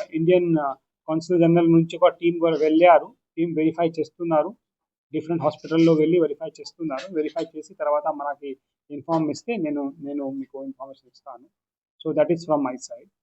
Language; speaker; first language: Telugu; non-native, local second language; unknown